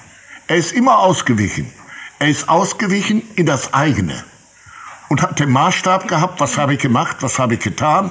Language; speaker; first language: German; native; German